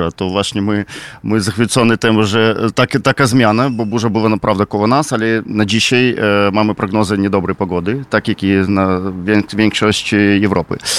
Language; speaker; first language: Polish; non-native, fluent; Ukrainian